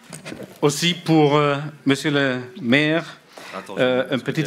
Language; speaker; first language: French; non-native, learner; German